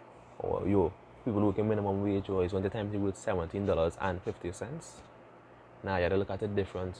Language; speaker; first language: English; native; English